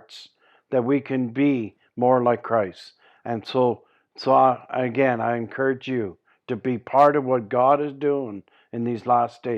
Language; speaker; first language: English; native; English